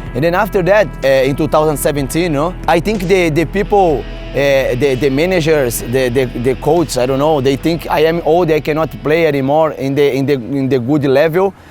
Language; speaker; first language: English; non-native, learner; Portuguese